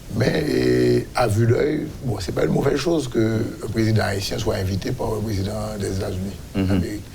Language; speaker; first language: French; non-native, local second language; Haitian Creole